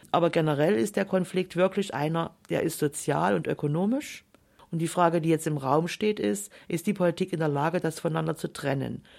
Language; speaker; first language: German; native; German